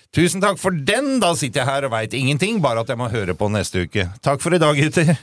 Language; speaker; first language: Norwegian; native; Norwegian